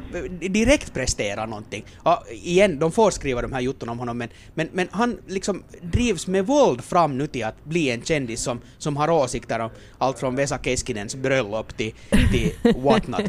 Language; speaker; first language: Swedish; native; Swedish